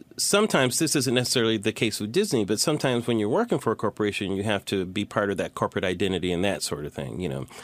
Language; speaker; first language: English; native; English